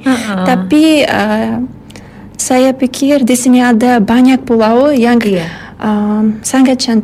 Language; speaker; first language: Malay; non-native, learner; Uzbek